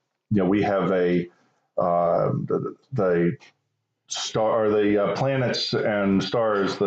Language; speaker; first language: English; native; English